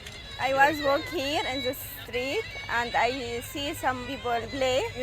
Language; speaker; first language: English; non-native, learner; Arabic